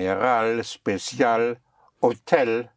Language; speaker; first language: French; non-native, fluent; English